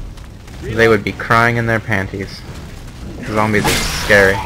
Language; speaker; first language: English; native; English